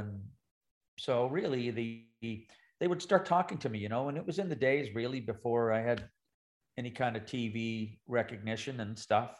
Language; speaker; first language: English; native; English